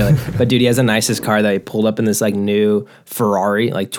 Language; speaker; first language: English; native; English